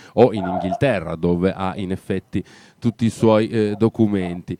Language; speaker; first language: Italian; native; Italian